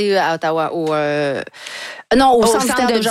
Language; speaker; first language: French; native; French